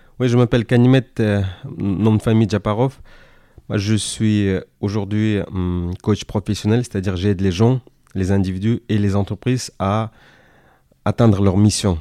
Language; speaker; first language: French; non-native, fluent; Kyrgyz